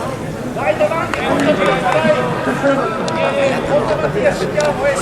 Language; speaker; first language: Italian; native; Italian